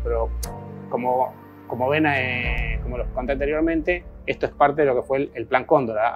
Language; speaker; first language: Spanish; native; Spanish